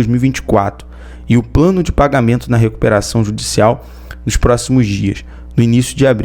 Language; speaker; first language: Portuguese; native; Portuguese